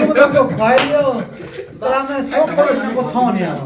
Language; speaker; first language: Korean; non-native, learner; Urdu